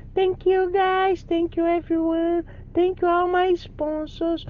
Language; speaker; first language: English; non-native, learner; Portuguese